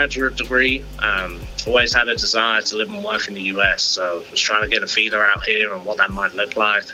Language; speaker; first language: English; native; English